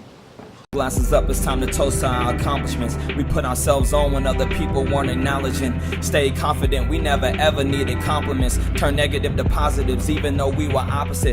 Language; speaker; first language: English; native; English